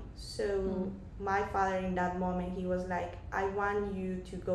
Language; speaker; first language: English; non-native, fluent; Spanish